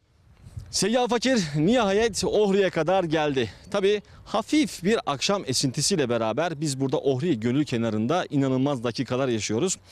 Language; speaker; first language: Turkish; native; Turkish